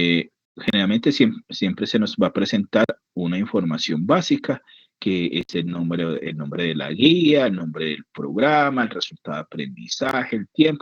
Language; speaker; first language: Spanish; native; Spanish